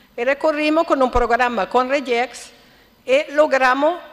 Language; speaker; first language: Spanish; non-native, fluent; Italian